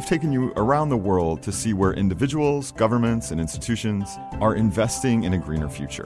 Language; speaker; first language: English; native; English